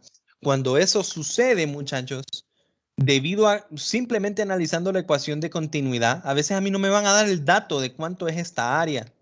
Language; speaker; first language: Spanish; native; Spanish